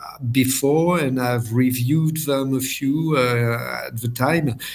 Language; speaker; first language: English; non-native, fluent; French